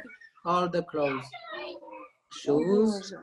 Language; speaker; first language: English; non-native, learner; French